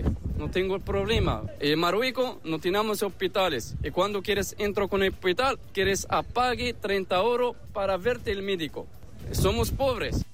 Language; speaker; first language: Spanish; non-native, learner; Arabic